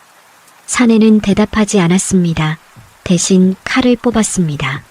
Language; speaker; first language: Korean; native; Korean